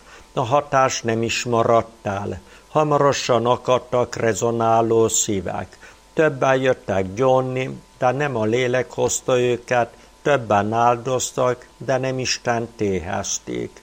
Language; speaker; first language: Hungarian; native; Hungarian